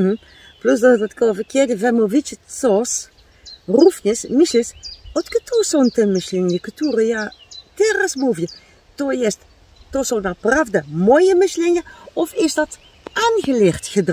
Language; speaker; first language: Polish; non-native, learner; Dutch